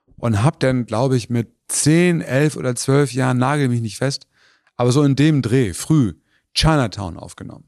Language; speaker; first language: German; early bilingual, other home language; Turkish